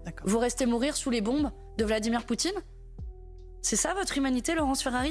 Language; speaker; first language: French; native; French